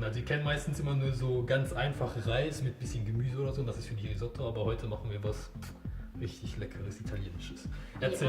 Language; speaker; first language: German; early bilingual, other home language; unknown